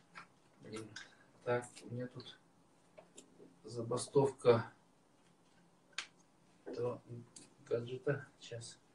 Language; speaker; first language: Russian; native; Russian